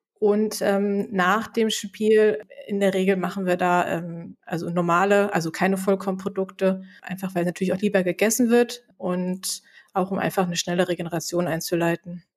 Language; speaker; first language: German; native; German